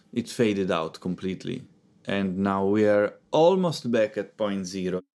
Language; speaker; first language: English; non-native, fluent; Italian